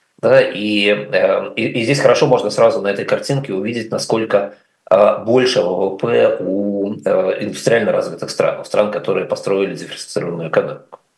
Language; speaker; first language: Russian; native; Russian